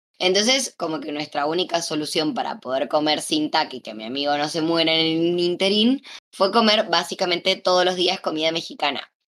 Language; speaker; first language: Spanish; native; Spanish